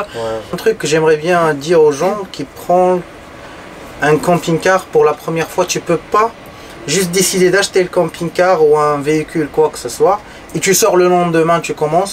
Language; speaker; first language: French; non-native, local second language; Arabic